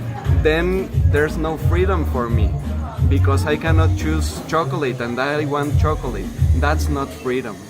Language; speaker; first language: English; non-native, fluent; Spanish